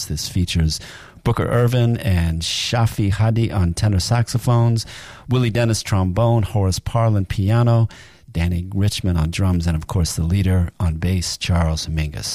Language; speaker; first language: English; native; English